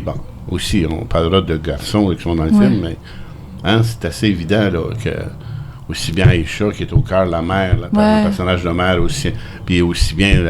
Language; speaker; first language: French; native; French